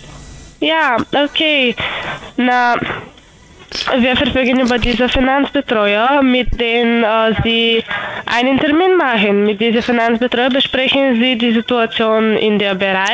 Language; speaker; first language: German; non-native, learner; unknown